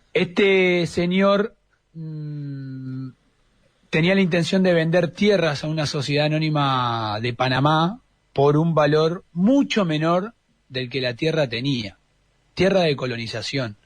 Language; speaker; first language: Spanish; native; Spanish